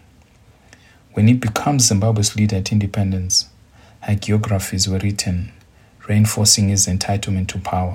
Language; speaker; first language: English; non-native, local second language; Shona